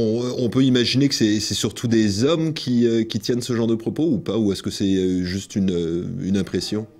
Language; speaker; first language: French; native; French